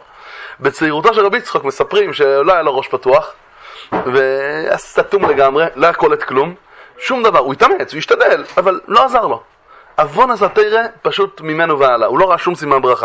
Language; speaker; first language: Hebrew; native; Hebrew